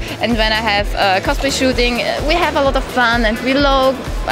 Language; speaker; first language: English; non-native, fluent; German